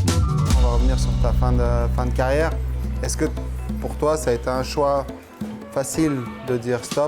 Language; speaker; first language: French; native; French